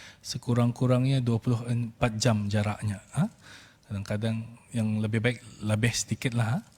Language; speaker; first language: Malay; native; Malay